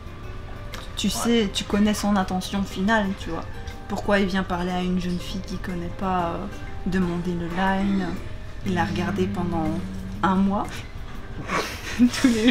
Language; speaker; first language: French; native; French